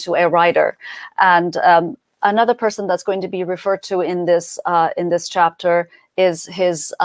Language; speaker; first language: English; early bilingual, other home language; Persian